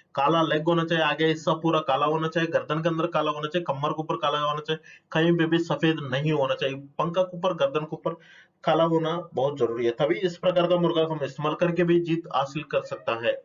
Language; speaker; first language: Hindi; non-native, local second language; Telugu